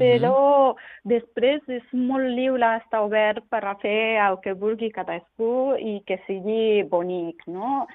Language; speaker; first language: Catalan; non-native, learner; Japanese